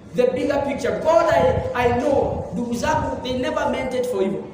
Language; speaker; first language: English; non-native, local second language; Swahili